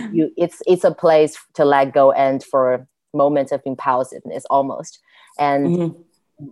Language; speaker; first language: English; non-native, fluent; Chinese